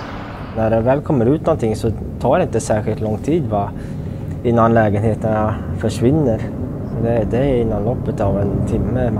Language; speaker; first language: Swedish; native; Swedish